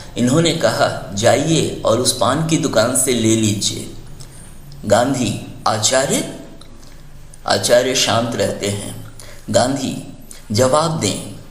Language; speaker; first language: Hindi; native; Hindi